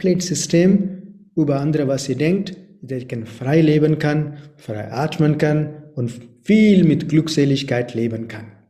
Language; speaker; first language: German; non-native, learner; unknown